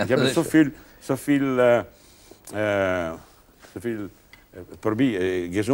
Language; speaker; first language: German; non-native, learner; Italian